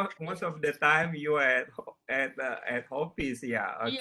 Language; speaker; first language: English; non-native, learner; Indonesian